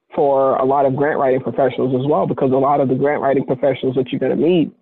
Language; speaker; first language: English; native; English